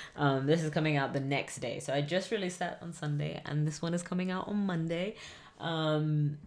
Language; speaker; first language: English; native; English